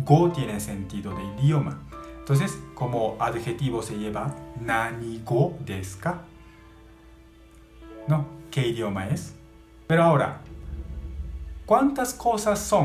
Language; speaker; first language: Spanish; non-native, learner; Japanese